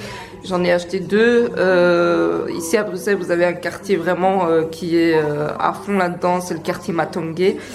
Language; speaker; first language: French; native; French